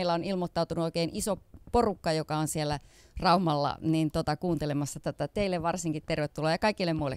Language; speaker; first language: Finnish; native; Finnish